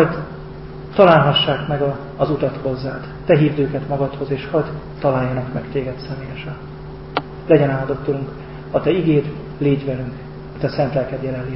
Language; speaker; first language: Hungarian; native; Hungarian